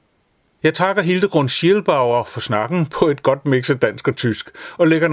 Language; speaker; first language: Danish; native; Danish